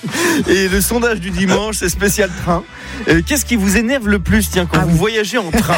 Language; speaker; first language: French; native; French